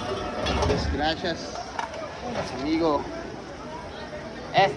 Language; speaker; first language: Spanish; non-native, learner; Filipino